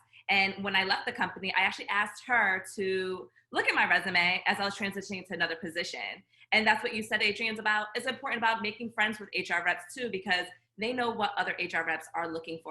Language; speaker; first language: English; native; English